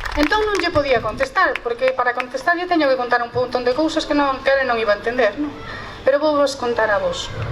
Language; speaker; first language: Galician; non-native, local second language; Spanish